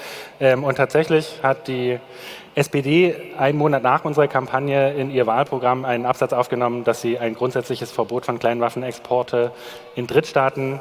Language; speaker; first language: German; native; German